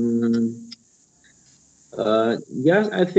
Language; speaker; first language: English; non-native, learner; Vietnamese